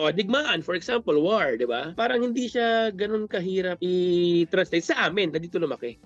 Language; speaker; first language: Filipino; early bilingual, other home language; Punjabi